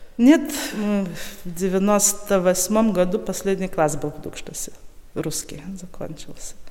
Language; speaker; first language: Russian; native; Russian